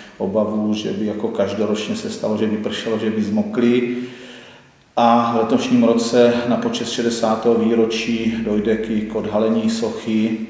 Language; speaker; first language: Czech; native; Czech